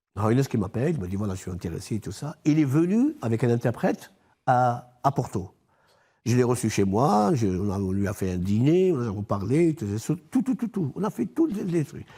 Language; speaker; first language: French; non-native, local second language; Arabic